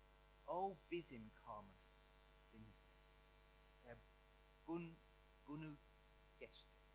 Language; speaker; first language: Turkish; non-native, learner; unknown